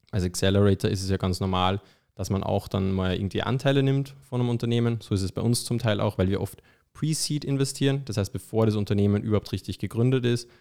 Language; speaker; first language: German; native; German